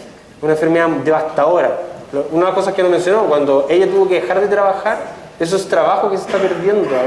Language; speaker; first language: Spanish; native; Spanish